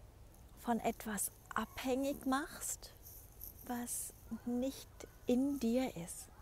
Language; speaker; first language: German; native; German